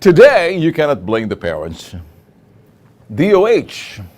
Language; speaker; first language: English; non-native, local second language; Filipino